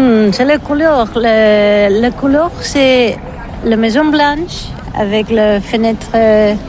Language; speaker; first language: French; non-native, learner; Catalan